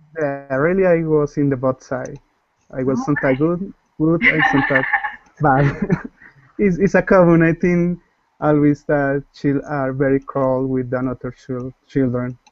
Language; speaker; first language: English; non-native, learner; Spanish